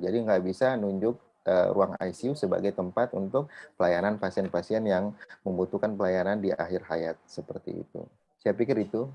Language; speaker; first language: Indonesian; native; Indonesian